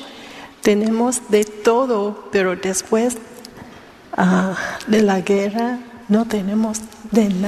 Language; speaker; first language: Spanish; non-native, learner; Vietnamese